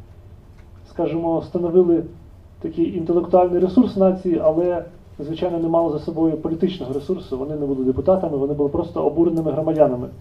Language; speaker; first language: Ukrainian; native; Ukrainian